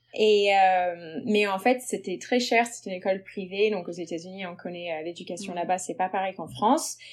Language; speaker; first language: French; non-native, fluent; English